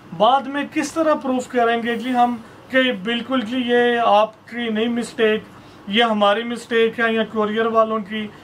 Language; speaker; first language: Urdu; native; Urdu